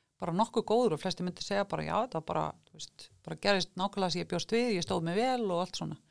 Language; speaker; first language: Icelandic; native; Icelandic